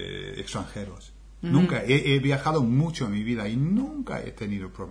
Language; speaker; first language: Spanish; non-native, fluent; English